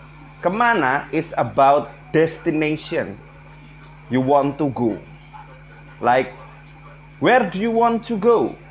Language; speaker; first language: English; non-native, learner; Indonesian